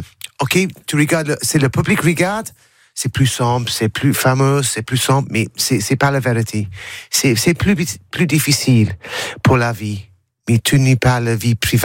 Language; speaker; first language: French; non-native, learner; English